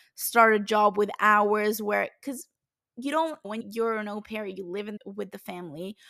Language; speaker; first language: English; non-native, fluent; Italian